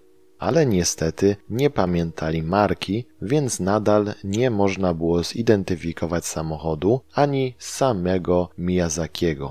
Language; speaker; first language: Polish; native; Polish